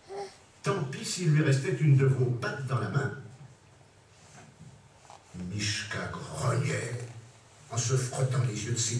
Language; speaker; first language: French; native; French